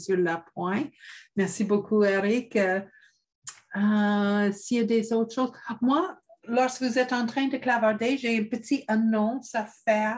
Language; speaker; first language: French; non-native, fluent; English